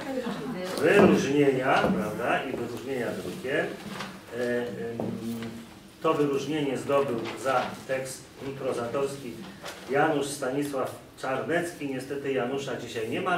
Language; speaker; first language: Polish; native; Polish